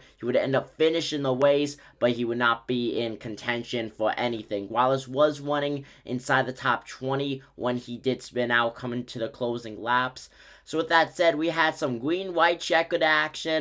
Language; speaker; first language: English; native; English